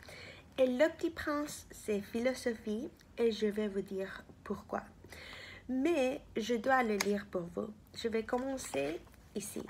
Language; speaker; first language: French; non-native, fluent; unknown